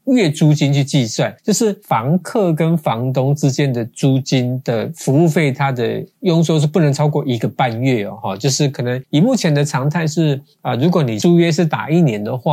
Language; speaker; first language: Chinese; native; Chinese